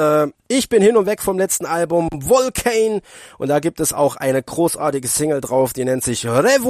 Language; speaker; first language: German; native; German